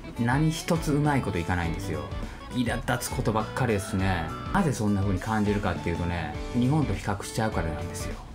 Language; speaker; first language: Japanese; native; Japanese